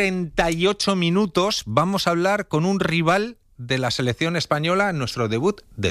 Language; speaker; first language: Spanish; native; Spanish